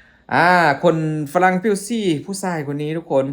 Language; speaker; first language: Thai; non-native, local second language; Northeastern Thai